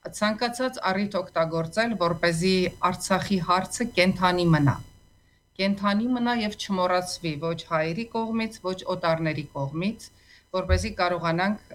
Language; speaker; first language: Armenian; native; Armenian